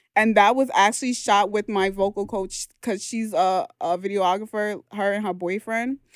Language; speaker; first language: English; native; English